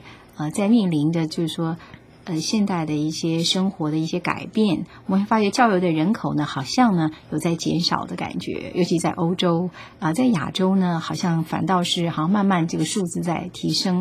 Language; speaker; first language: Chinese; native; Chinese